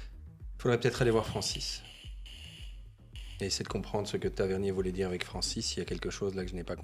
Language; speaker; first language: French; native; French